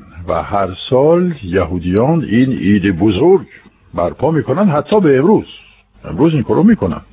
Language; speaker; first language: Persian; non-native, fluent; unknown